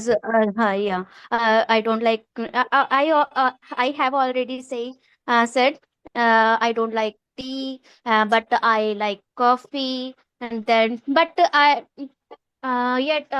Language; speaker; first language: English; non-native, learner; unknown